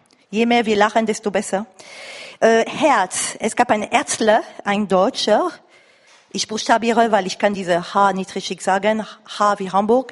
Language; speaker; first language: German; non-native, fluent; Arabic